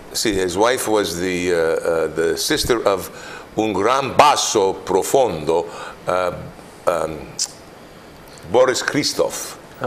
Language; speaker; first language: English; native; English